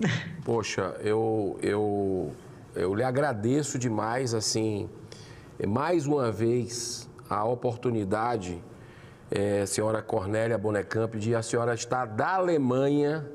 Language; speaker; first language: Portuguese; native; Portuguese